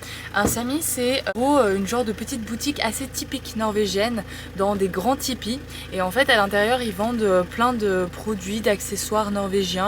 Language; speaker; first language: French; native; French